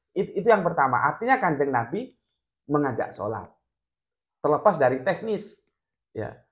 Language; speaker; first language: Indonesian; non-native, local second language; Javanese